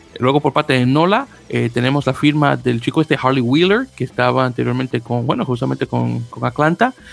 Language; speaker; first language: Spanish; native; Spanish